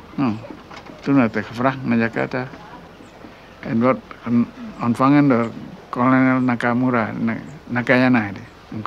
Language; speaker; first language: Dutch; non-native, local second language; Minangkabau